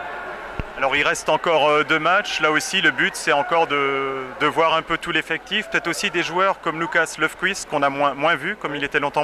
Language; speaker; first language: French; native; French